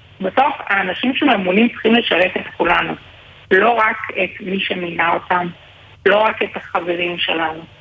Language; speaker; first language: Hebrew; native; Hebrew